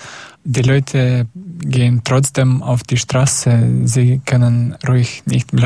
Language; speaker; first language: German; non-native, learner; Russian